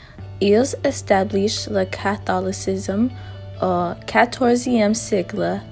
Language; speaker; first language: French; non-native, learner; English